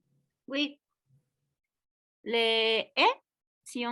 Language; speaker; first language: French; non-native, learner; Spanish